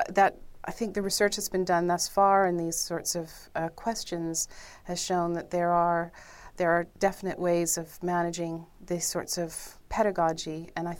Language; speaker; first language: English; native; English